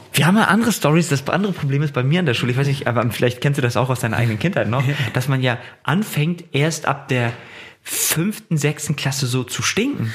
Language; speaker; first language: German; early bilingual, other home language; Turkish